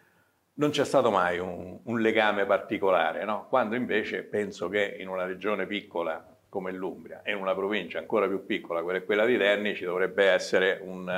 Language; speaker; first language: Italian; native; Italian